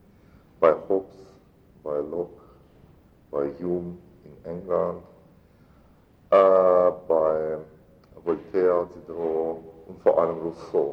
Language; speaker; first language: German; non-native, fluent; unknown